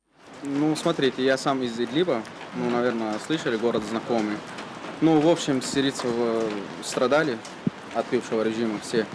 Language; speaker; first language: Russian; non-native, fluent; Arabic